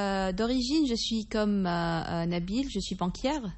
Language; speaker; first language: French; non-native, fluent; Arabic